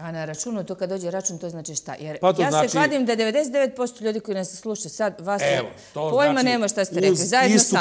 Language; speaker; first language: Serbian; native; Serbian